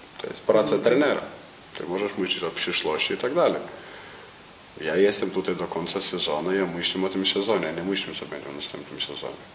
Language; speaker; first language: Polish; non-native, learner; Lithuanian